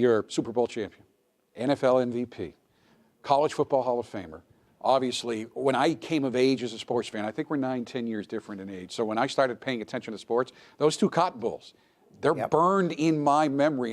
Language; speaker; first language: English; native; English